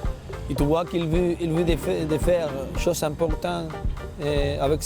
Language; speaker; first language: French; non-native, learner; Spanish